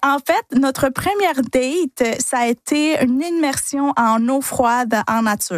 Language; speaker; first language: French; non-native, fluent; Spanish